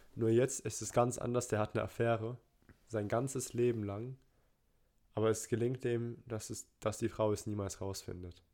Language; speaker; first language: German; early bilingual, other home language; Turkish